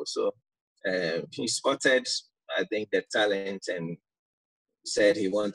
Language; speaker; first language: English; non-native, local second language; Akan